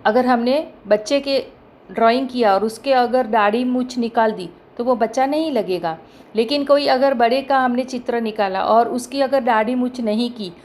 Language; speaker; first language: Hindi; non-native, local second language; Marathi